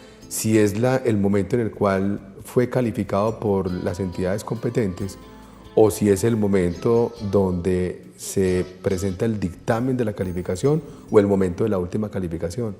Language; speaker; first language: Spanish; native; Spanish